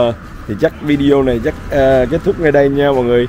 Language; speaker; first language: Vietnamese; native; Vietnamese